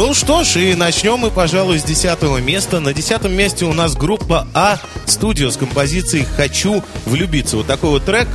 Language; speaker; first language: Russian; native; Russian